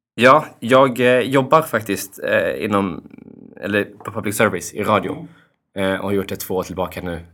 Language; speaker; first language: Swedish; early bilingual, other home language; Albanian